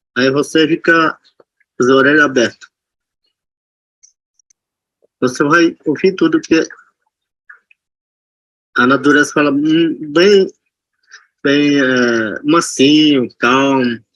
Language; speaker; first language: Portuguese; non-native, local second language; Yanomámi